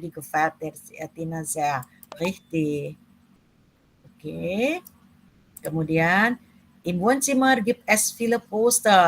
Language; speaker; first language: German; non-native, fluent; Indonesian